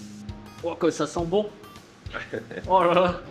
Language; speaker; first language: French; native; French